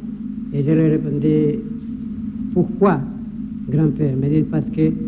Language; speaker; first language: French; non-native, learner; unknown